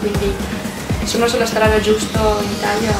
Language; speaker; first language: Italian; non-native, learner; English